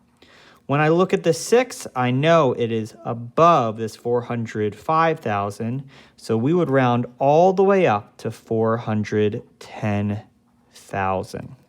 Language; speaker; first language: English; native; English